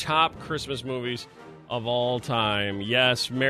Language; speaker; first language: English; native; English